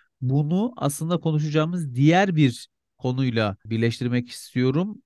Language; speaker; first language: Turkish; native; Turkish